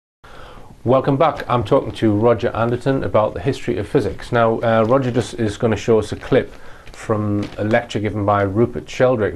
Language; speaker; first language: English; native; English